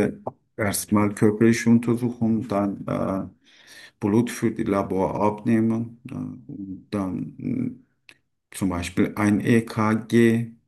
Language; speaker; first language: German; non-native, learner; Turkish